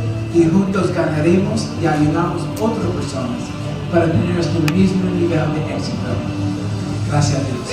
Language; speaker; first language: Spanish; non-native, fluent; English